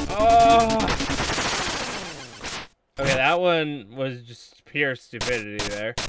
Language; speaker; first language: English; native; English